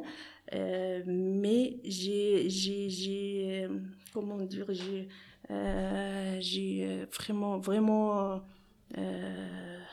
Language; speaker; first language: French; non-native, learner; Arabic